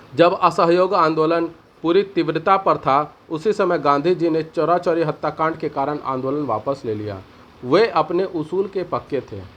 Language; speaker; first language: Hindi; native; Hindi